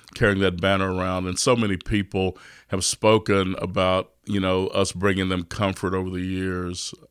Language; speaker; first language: English; native; English